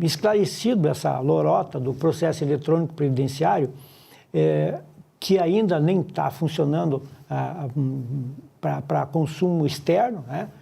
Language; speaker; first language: Portuguese; native; Portuguese